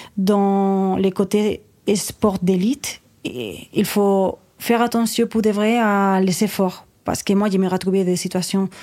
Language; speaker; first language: French; non-native, fluent; Spanish